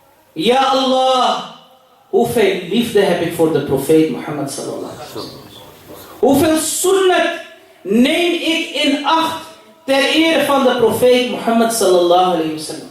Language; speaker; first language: Dutch; early bilingual, other home language; Urdu